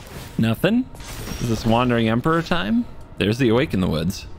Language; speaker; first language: English; native; English